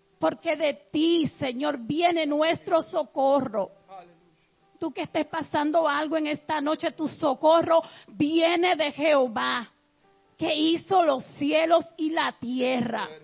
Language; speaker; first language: Spanish; early bilingual, heritage; Spanish